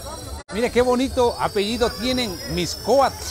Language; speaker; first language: Spanish; native; Spanish